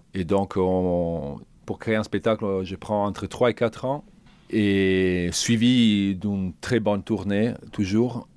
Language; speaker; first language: French; non-native, fluent; Italian